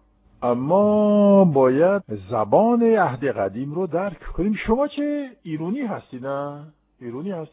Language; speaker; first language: Persian; non-native, fluent; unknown